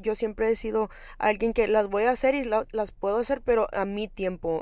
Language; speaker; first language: Spanish; early bilingual, heritage; Spanish